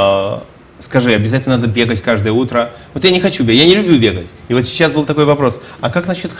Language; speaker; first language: Russian; native; Russian